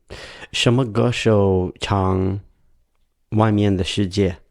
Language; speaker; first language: Chinese; non-native, learner; English